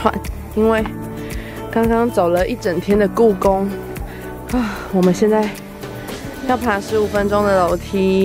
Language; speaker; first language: Chinese; native; Chinese